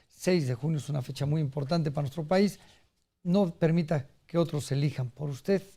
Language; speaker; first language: Spanish; native; Spanish